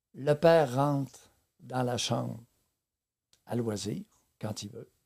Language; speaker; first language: French; native; French